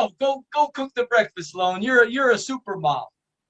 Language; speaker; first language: English; native; English